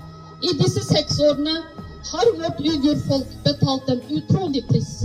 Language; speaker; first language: Norwegian; non-native, fluent; Uyghur